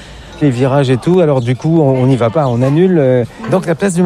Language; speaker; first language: French; native; French